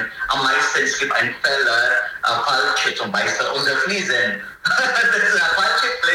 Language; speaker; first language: German; non-native, learner; Filipino